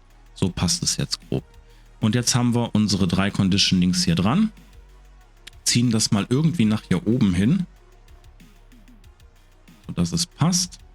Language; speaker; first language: German; native; German